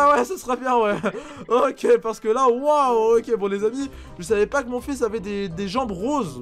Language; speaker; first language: French; native; French